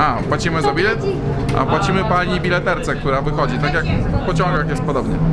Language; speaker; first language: Polish; native; Polish